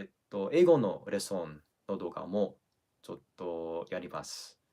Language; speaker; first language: Japanese; non-native, learner; English